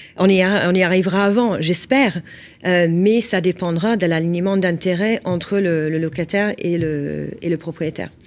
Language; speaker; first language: French; non-native, fluent; English